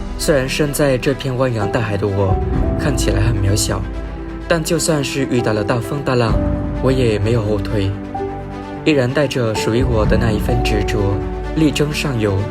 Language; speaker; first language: Chinese; non-native, fluent; Vietnamese